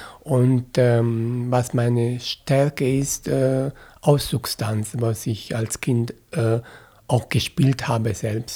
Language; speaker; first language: German; non-native, fluent; Italian